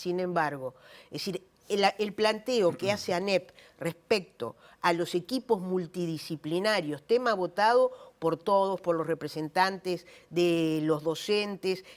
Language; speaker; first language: Spanish; native; Spanish